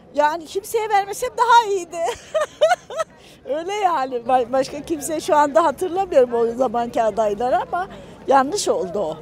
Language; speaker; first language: Turkish; native; Turkish